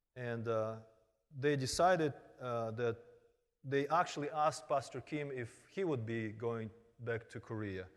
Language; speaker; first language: English; early bilingual, other home language; Korean